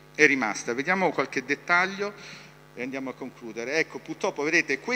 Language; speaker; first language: Italian; native; Italian